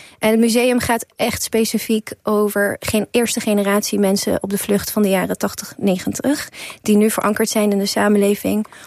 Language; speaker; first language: Dutch; early bilingual, other home language; Persian